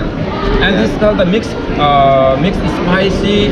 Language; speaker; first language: English; non-native, learner; Nepali